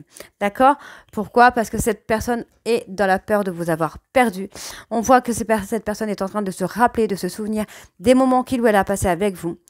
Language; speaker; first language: French; native; French